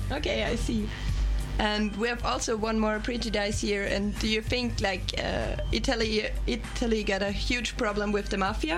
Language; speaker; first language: English; non-native, fluent; Romanian